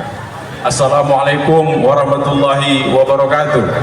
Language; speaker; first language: Indonesian; native; Indonesian